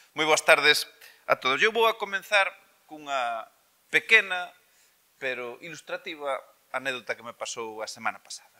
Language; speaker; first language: Galician; native; Galician